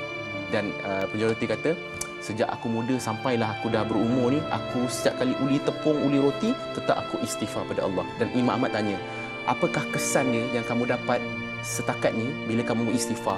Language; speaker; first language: Malay; native; Malay